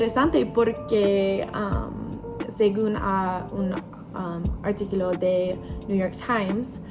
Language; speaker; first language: Spanish; non-native, learner; English